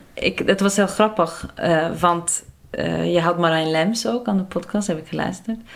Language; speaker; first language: Dutch; non-native, fluent; Norwegian